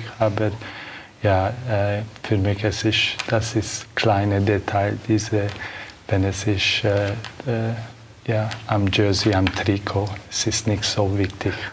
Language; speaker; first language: German; non-native, learner; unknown